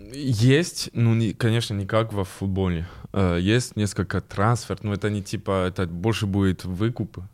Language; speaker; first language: Russian; non-native, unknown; French